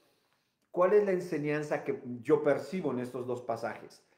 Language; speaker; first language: Spanish; native; Spanish